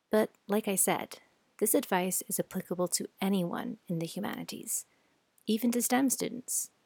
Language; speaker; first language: English; native; English